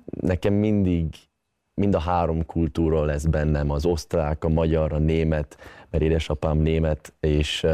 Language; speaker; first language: Hungarian; early bilingual, heritage; Hungarian